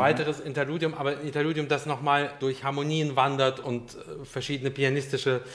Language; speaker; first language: German; early bilingual, other home language; Russian